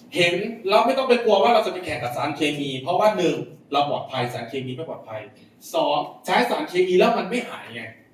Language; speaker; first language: Thai; non-native, local second language; Lao